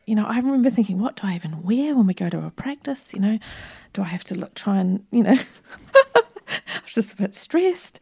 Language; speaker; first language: English; native; English